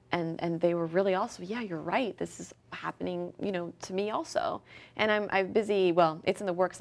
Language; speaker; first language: English; early bilingual, other home language; French